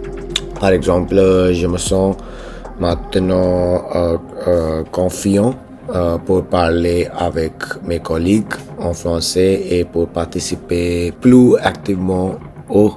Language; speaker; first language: French; non-native, learner; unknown